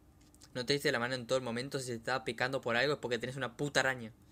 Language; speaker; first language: Spanish; native; Spanish